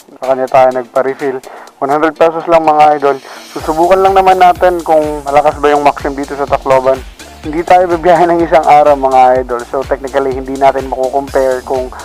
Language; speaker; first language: Filipino; non-native, local second language; Waray